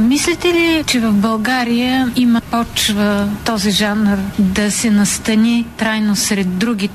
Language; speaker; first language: Bulgarian; native; Bulgarian